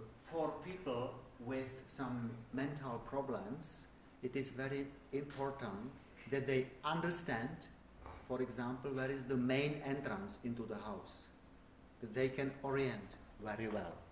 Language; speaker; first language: English; non-native, fluent; Czech